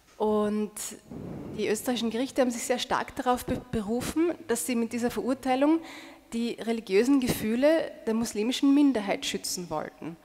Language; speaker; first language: German; native; German